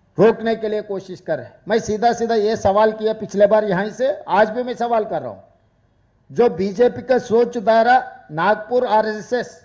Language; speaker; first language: Hindi; non-native, local second language; Telugu